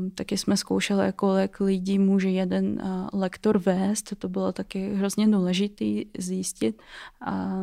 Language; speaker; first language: Czech; non-native, fluent; Russian